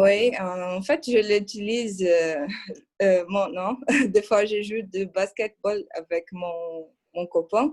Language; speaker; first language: French; non-native, fluent; Portuguese